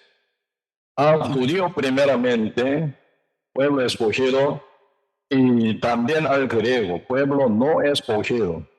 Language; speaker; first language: Spanish; non-native, learner; Korean